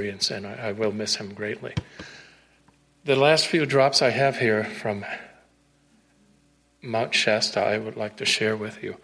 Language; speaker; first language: English; non-native, fluent; Spanish